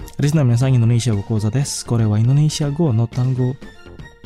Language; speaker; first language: Japanese; non-native, fluent; Indonesian